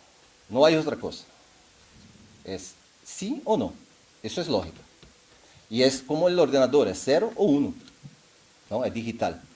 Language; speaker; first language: Spanish; non-native, fluent; Portuguese